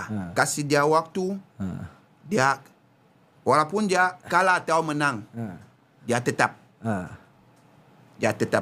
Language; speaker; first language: Indonesian; non-native, learner; Japanese